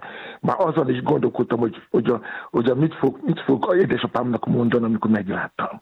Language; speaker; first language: Hungarian; non-native, fluent; Yoruba